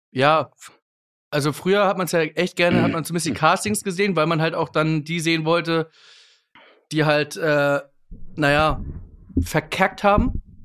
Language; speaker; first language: German; native; German